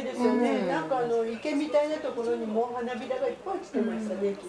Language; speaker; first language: Japanese; native; Japanese